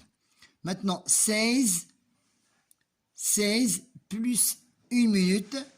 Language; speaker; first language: French; non-native, local second language; Arabic